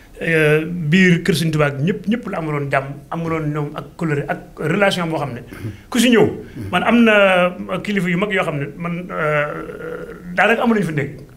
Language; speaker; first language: Wolof; native; Wolof